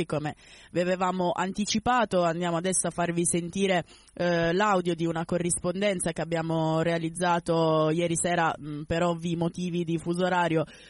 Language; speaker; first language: Italian; native; Italian